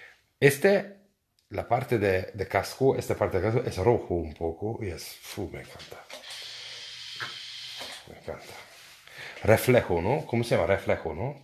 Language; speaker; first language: Spanish; non-native, learner; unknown